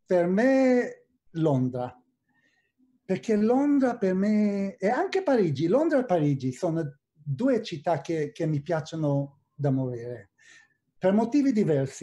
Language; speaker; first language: Italian; non-native, fluent; Hebrew